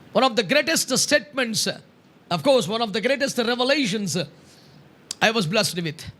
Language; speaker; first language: English; non-native, local second language; Telugu